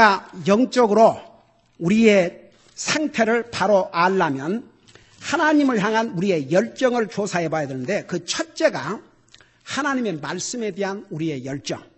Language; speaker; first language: Korean; native; Korean